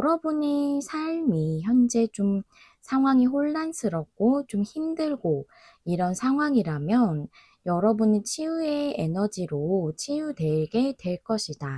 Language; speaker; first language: Korean; native; Korean